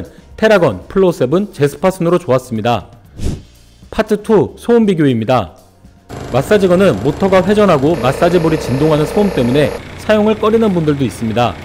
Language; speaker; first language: Korean; native; Korean